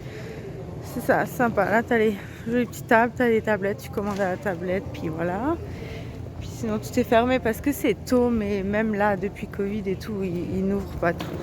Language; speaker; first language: French; native; French